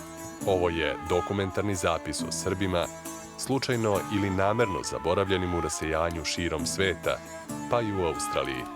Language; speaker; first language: Bosnian; native; Bosnian